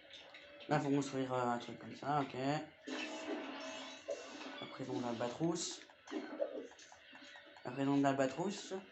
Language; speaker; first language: French; native; French